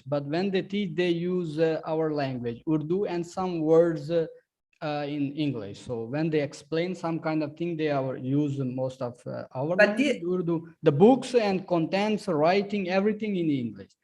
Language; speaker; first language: English; non-native, local second language; Urdu